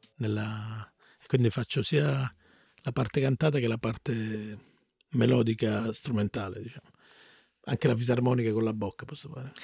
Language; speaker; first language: Italian; native; Italian